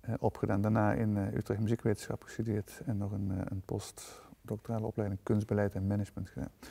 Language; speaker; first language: Dutch; native; Dutch